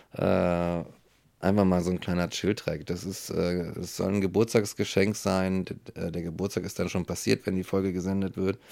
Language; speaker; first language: German; native; German